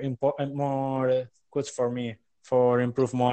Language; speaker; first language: English; non-native, learner; Spanish